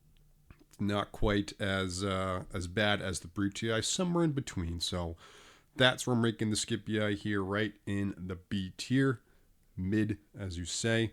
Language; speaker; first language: English; native; English